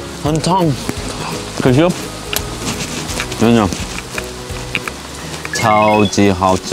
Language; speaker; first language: Chinese; non-native, fluent; Turkish